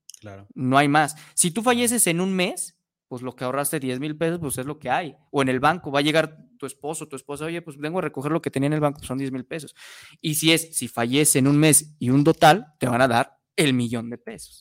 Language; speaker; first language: Spanish; native; Spanish